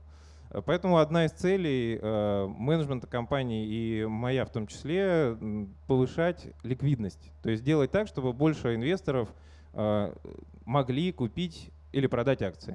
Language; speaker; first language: Russian; native; Russian